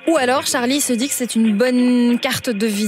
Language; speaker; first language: French; native; French